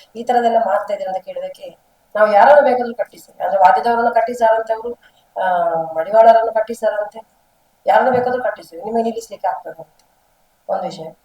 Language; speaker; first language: Kannada; non-native, local second language; Tulu